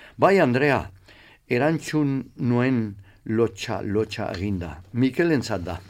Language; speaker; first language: Basque; non-native, local second language; Spanish